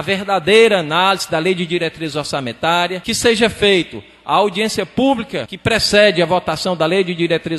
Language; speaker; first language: Portuguese; native; Portuguese